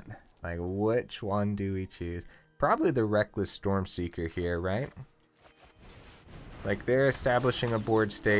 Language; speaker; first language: English; native; English